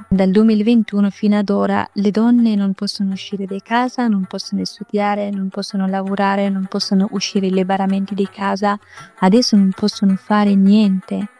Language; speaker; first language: Italian; non-native, fluent; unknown